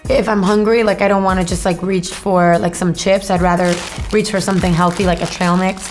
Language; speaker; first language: English; native; English